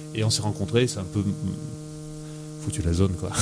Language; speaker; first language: French; native; French